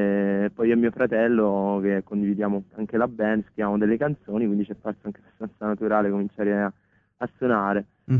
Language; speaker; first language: Italian; native; Italian